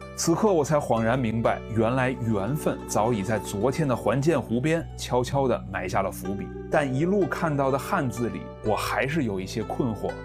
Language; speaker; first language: Chinese; native; Chinese